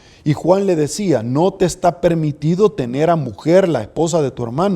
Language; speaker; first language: Spanish; native; Spanish